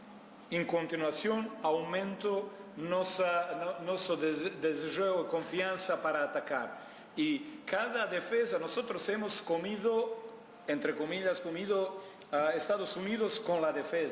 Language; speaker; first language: Spanish; non-native, fluent; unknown